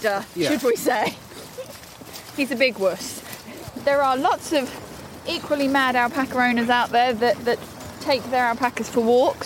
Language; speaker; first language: English; native; English